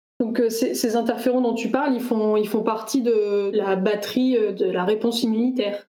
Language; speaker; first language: French; native; French